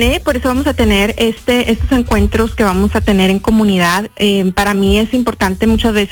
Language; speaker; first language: Spanish; early bilingual, heritage; Spanish